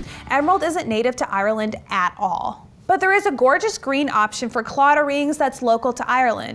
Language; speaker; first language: English; native; English